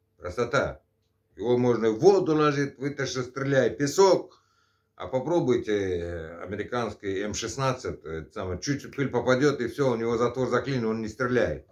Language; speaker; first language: Russian; native; Russian